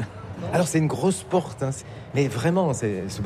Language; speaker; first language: French; native; French